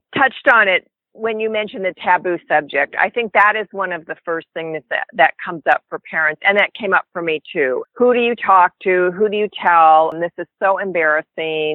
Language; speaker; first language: English; native; English